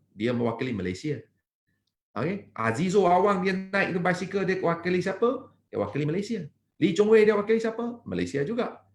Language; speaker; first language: Malay; non-native, local second language; Chinese